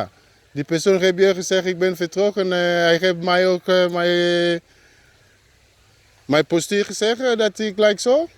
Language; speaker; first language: Dutch; non-native, learner; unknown